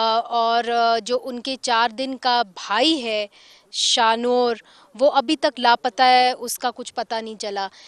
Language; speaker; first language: Urdu; native; Urdu